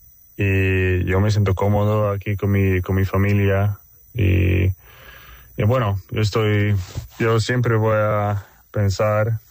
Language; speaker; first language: Spanish; non-native, fluent; Swedish